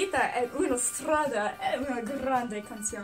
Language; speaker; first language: Italian; non-native, learner; English